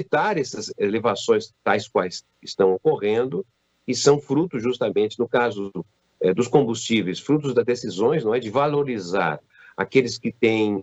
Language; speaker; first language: Portuguese; native; Portuguese